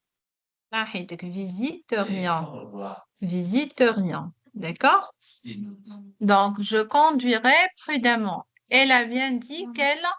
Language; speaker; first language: French; non-native, local second language; Arabic